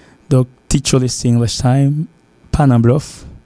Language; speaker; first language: English; non-native, fluent; Haitian Creole